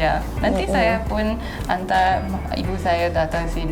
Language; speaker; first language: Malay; non-native, local second language; English